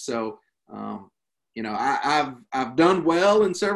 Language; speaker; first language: English; native; English